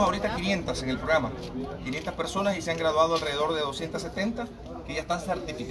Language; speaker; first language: Spanish; native; Spanish